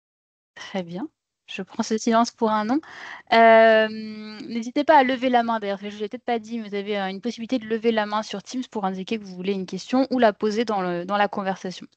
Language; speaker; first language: French; native; French